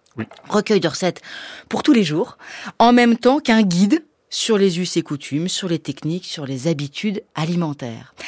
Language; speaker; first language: French; native; French